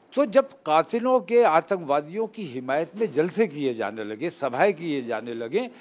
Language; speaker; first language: Hindi; native; Hindi